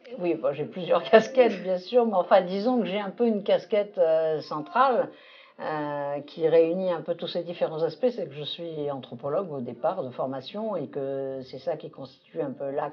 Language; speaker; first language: French; native; French